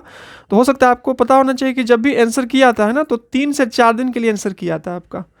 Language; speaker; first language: Hindi; native; Hindi